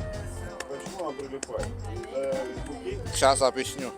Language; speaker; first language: Russian; non-native, local second language; Georgian